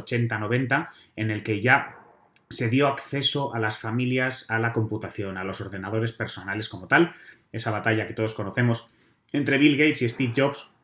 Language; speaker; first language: Spanish; native; Spanish